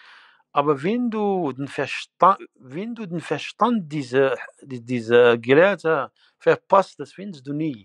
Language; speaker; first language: German; non-native, fluent; Arabic